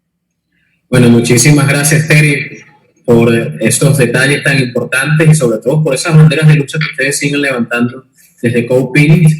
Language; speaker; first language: Spanish; native; Spanish